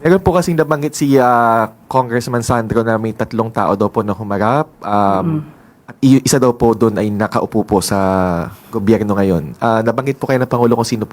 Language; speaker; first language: Filipino; native; Filipino